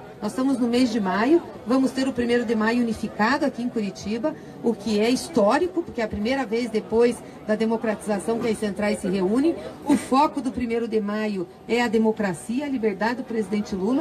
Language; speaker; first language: Portuguese; native; Portuguese